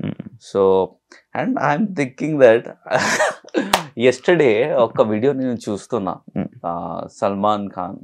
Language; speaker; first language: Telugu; non-native, local second language; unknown